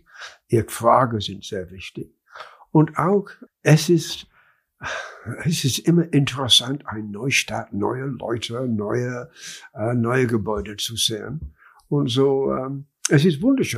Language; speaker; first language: German; non-native, learner; English